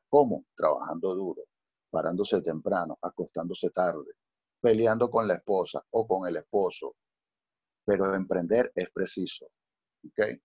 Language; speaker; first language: Spanish; native; Spanish